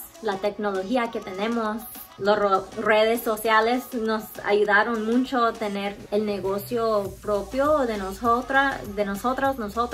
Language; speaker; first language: Spanish; early bilingual, heritage; Spanish